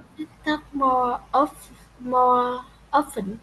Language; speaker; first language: English; non-native, learner; Vietnamese